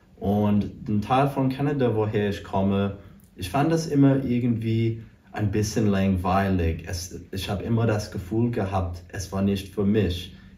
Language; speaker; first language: German; non-native, fluent; English